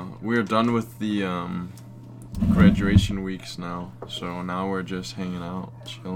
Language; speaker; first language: English; non-native, fluent; Danish